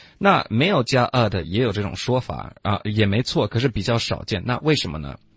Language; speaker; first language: Chinese; non-native, fluent; English